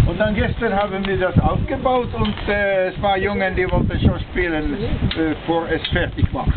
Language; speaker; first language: German; non-native, learner; Finnish